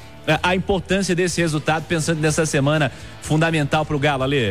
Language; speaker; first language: Portuguese; native; Portuguese